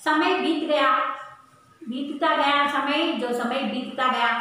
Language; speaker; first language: Hindi; non-native, local second language; Telugu